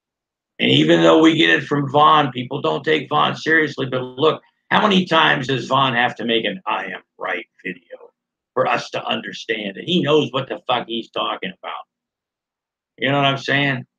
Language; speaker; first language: English; native; English